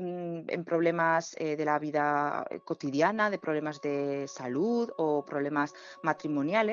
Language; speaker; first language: Spanish; native; Spanish